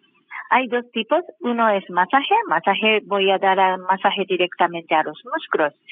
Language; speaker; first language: Spanish; non-native, learner; Japanese